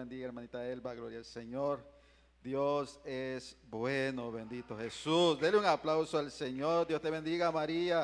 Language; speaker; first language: Spanish; native; Spanish